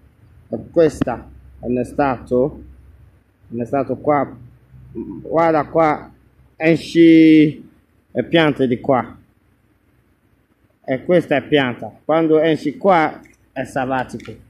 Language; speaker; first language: Italian; non-native, learner; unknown